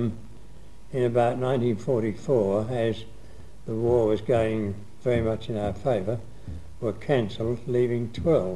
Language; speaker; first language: English; native; English